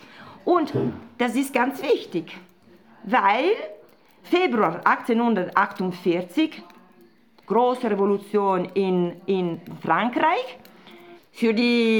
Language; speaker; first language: German; non-native, fluent; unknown